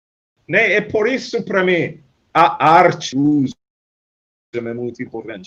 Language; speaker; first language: Portuguese; non-native, fluent; English